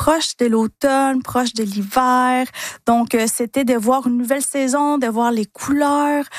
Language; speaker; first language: French; non-native, fluent; Spanish